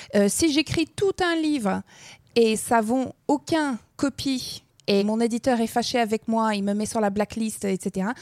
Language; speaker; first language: French; non-native, fluent; English